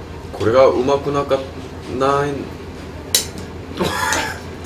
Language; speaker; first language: Japanese; non-native, fluent; Korean